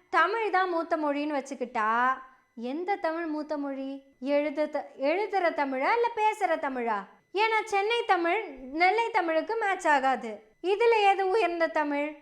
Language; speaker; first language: Tamil; native; Tamil